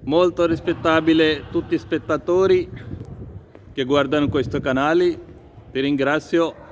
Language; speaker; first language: Italian; non-native, learner; Urdu